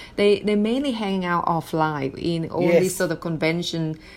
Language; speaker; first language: English; non-native, fluent; Vietnamese